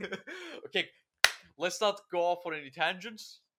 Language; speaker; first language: English; non-native, fluent; Turkish